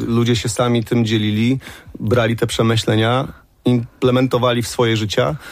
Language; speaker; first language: Polish; native; Polish